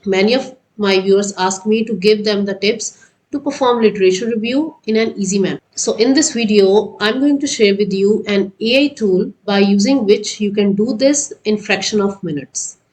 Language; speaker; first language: English; non-native, local second language; Hindi